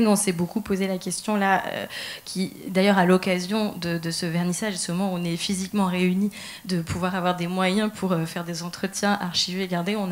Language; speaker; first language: French; native; French